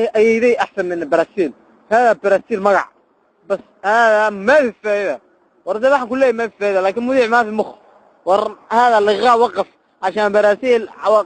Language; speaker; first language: Arabic; non-native, learner; Somali